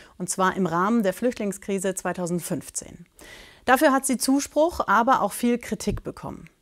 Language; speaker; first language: German; native; German